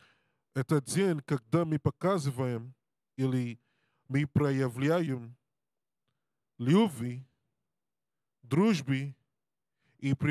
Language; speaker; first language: Russian; non-native, learner; Portuguese